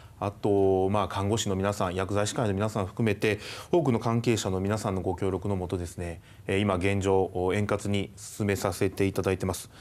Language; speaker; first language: Japanese; native; Japanese